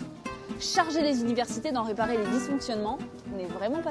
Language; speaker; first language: French; native; French